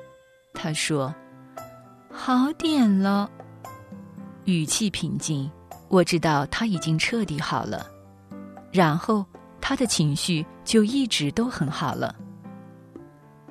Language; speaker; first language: Chinese; native; Chinese